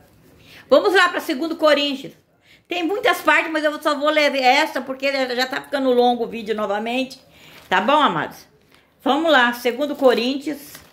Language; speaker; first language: Portuguese; native; Portuguese